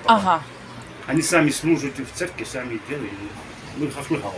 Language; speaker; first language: Russian; early bilingual, heritage; Russian